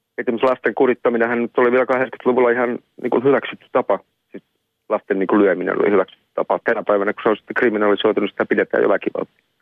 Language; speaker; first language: Finnish; native; Finnish